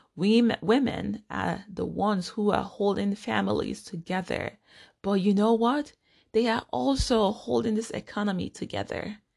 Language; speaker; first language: English; non-native, local second language; Igbo